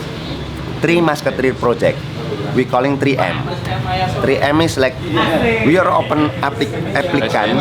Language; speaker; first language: English; non-native, learner; Indonesian